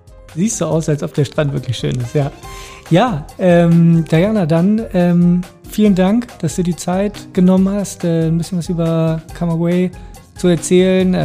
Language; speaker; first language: German; native; German